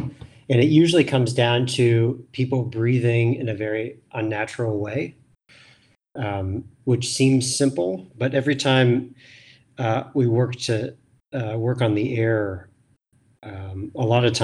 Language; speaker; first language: English; native; English